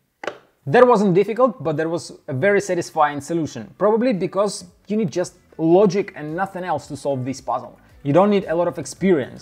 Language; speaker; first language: English; non-native, fluent; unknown